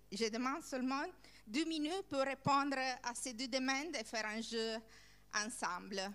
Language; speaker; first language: French; non-native, learner; Italian